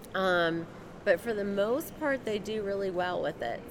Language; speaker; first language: English; native; English